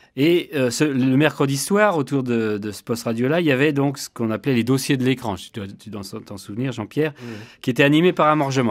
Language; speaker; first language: French; native; French